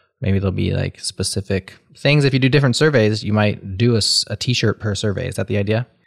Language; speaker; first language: English; native; English